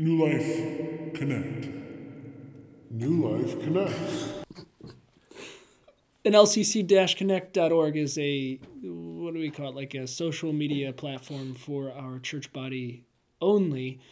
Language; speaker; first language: English; native; English